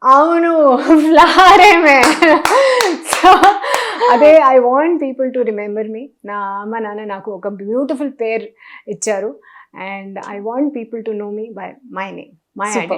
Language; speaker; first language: Telugu; non-native, learner; Hindi